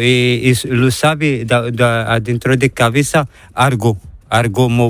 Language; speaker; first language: Spanish; non-native, learner; Arabic